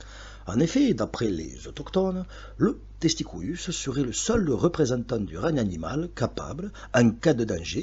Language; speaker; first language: French; native; French